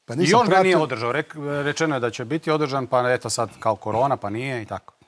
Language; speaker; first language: Croatian; native; Croatian